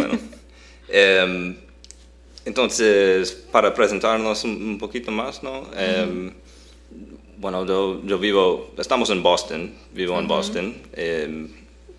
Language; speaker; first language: Spanish; non-native, fluent; English